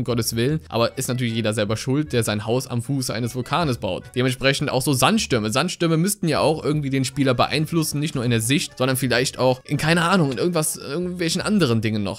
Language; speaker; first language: German; native; German